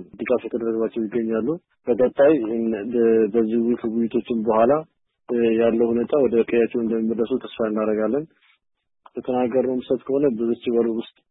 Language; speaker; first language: Amharic; non-native, local second language; Somali